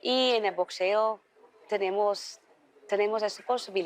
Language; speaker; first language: Spanish; early bilingual, heritage; Dutch